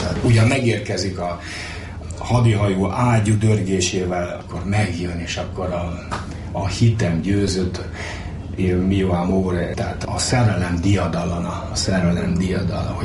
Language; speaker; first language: Hungarian; native; Hungarian